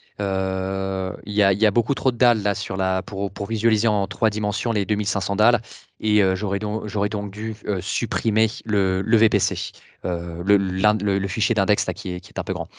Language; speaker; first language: French; native; French